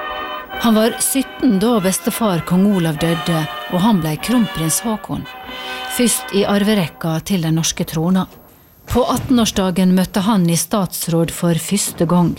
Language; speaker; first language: Norwegian; native; Norwegian